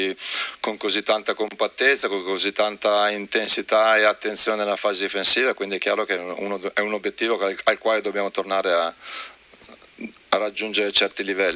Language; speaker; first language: Italian; native; Italian